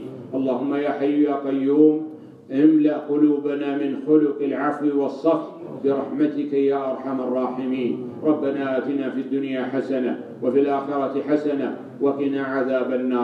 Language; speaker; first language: Arabic; native; Arabic